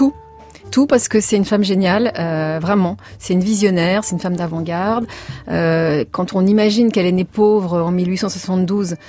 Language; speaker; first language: French; native; French